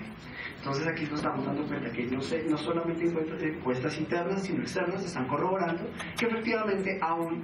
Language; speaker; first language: Spanish; native; Spanish